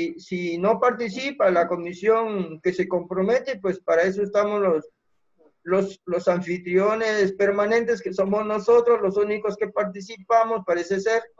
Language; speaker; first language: Spanish; native; Spanish